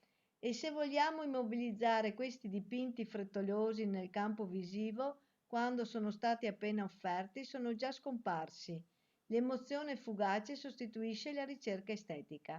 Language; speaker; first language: Italian; native; Italian